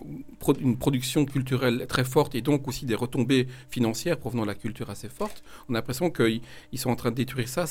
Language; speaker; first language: French; native; French